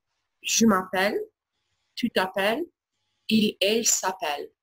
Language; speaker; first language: French; non-native, learner; Albanian